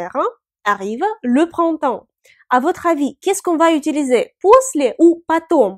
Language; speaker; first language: French; non-native, fluent; Russian